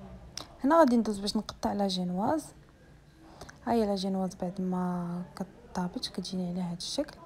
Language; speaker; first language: Arabic; native; Arabic